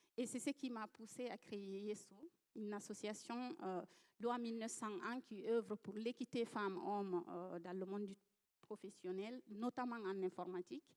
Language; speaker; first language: French; non-native, local second language; Fula